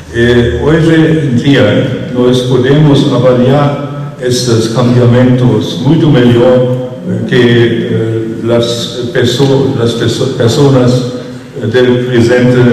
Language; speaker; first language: Spanish; non-native, fluent; German